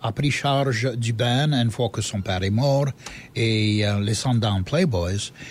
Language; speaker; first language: French; native; French